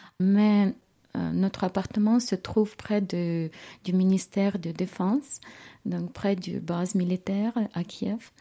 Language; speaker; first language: French; non-native, fluent; Ukrainian